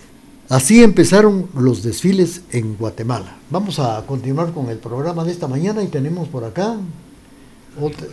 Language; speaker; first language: Spanish; native; Spanish